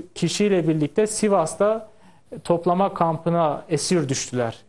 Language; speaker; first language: Turkish; non-native, local second language; Kurdish